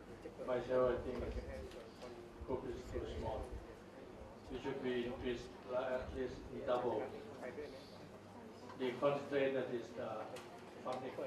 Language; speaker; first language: English; non-native, learner; Thai